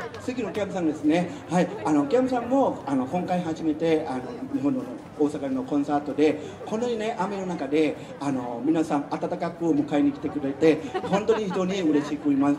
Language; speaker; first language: Japanese; non-native, fluent; Thai